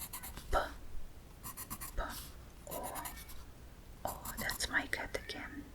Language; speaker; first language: English; non-native, fluent; Russian